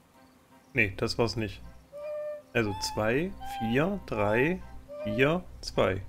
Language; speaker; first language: German; native; German